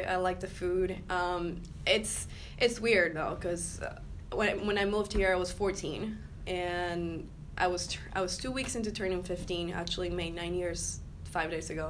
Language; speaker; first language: English; non-native, fluent; Spanish